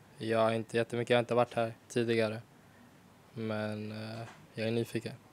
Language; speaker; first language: Swedish; early bilingual, other home language; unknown